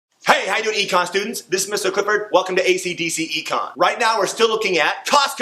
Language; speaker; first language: English; native; English